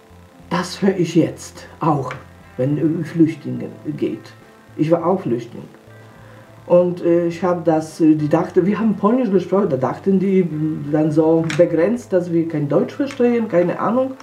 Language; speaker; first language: German; non-native, fluent; Polish